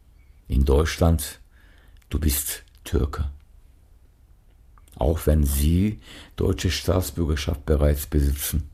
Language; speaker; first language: German; early bilingual, other home language; Turkish